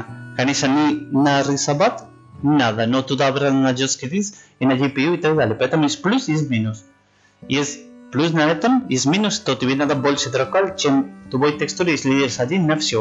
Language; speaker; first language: Russian; non-native, learner; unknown